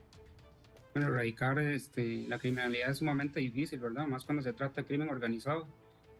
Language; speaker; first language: Spanish; native; Spanish